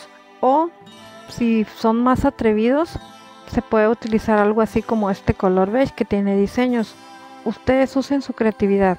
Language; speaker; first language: Spanish; native; Spanish